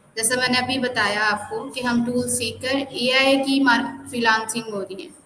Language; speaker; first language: Urdu; non-native, local second language; Sindhi